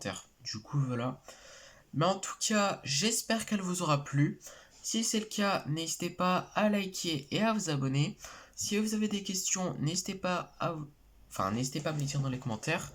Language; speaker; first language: French; native; French